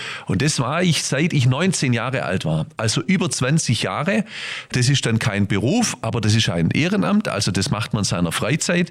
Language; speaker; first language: German; native; German